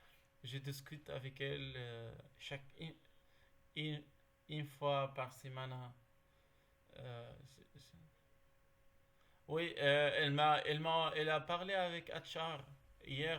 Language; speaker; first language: French; non-native, learner; Arabic